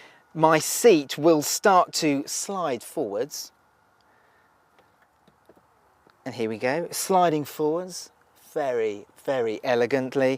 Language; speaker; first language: English; native; English